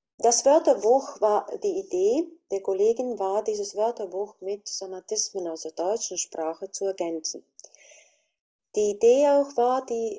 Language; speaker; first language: German; non-native, fluent; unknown